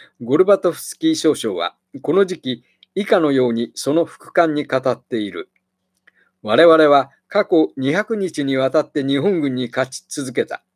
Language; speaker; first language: Japanese; native; Japanese